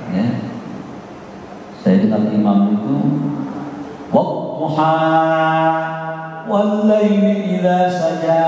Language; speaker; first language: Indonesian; native; Indonesian